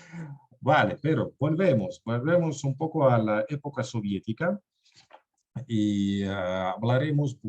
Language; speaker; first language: Spanish; non-native, fluent; Russian